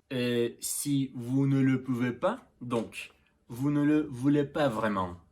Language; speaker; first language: French; non-native, learner; Russian